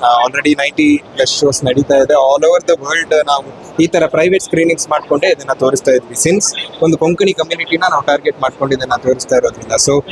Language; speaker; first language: Kannada; non-native, local second language; Konkani